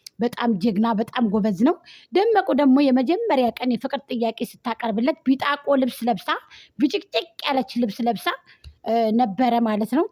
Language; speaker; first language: Amharic; native; Amharic